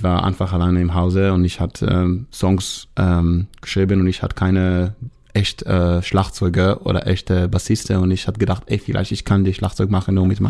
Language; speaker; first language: German; non-native, learner; Hebrew